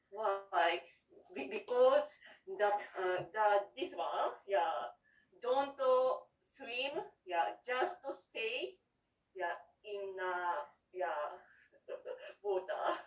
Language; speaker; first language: English; non-native, learner; Japanese